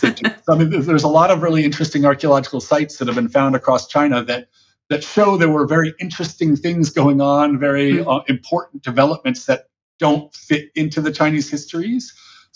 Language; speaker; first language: English; native; English